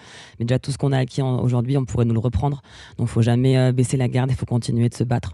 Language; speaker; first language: French; native; French